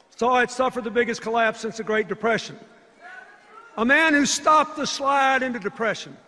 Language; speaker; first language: English; native; English